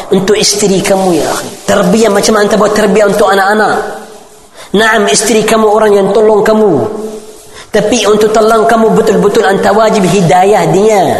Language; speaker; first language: Malay; non-native, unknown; Arabic